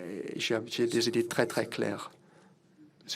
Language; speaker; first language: French; non-native, fluent; Italian